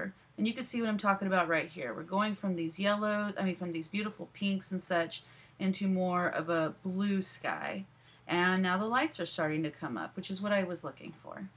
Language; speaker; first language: English; native; English